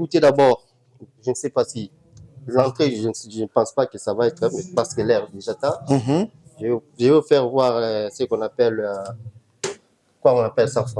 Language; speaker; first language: French; non-native, local second language; Lingala